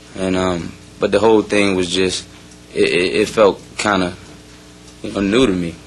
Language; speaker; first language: English; native; English